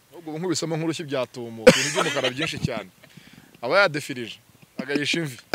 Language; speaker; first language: Kinyarwanda; native; Kinyarwanda